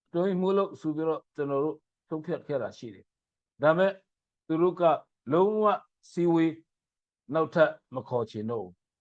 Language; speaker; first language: Burmese; non-native, local second language; Mizo